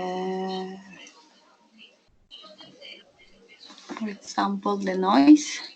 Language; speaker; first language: English; non-native, learner; Spanish